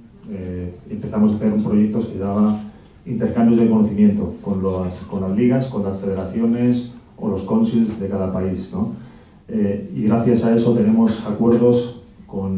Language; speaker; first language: Spanish; native; Spanish